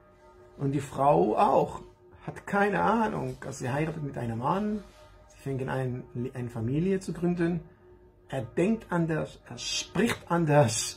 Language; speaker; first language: German; non-native, learner; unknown